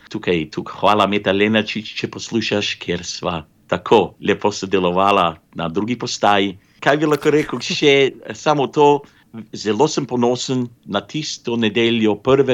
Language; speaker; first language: Slovenian; early bilingual, heritage; Slovenian